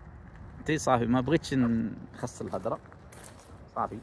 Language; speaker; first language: Arabic; native; Arabic